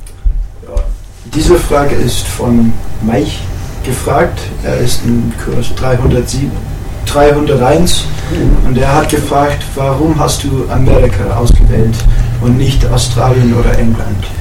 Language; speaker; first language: German; non-native, learner; English